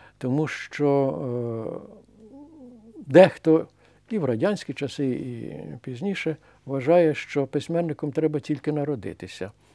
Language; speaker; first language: Ukrainian; native; Ukrainian